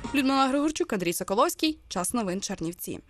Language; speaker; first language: Ukrainian; native; Ukrainian